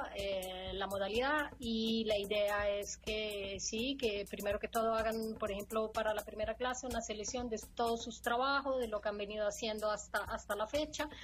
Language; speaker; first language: Spanish; non-native, fluent; Italian